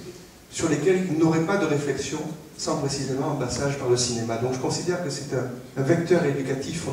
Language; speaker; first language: French; native; French